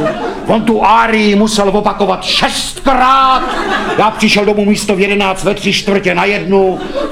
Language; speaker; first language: Czech; native; Czech